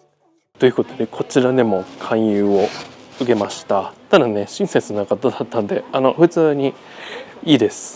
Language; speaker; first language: Japanese; native; Japanese